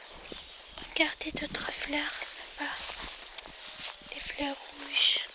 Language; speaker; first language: French; non-native, local second language; Arabic